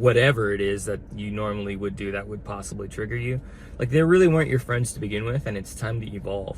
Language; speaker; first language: English; native; English